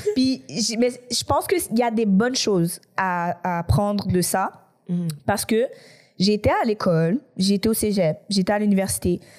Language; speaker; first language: French; native; French